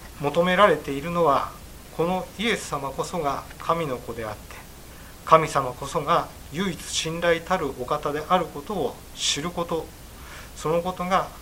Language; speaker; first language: Japanese; native; Japanese